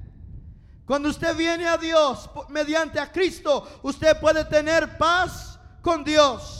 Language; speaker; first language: Spanish; non-native, fluent; English